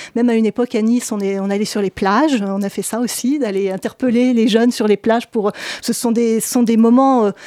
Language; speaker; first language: French; native; French